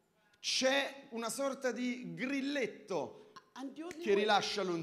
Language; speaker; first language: Italian; native; Italian